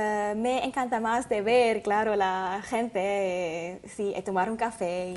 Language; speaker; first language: Spanish; non-native, learner; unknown